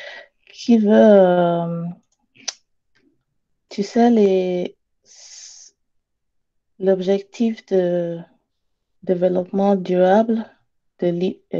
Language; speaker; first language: French; non-native, learner; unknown